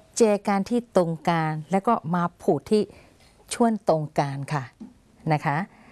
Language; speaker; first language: Thai; non-native, fluent; Burmese